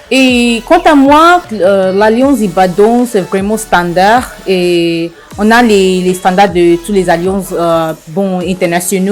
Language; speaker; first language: French; non-native, learner; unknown